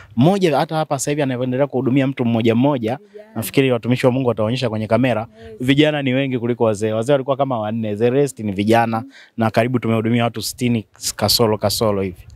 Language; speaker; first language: Swahili; native; Swahili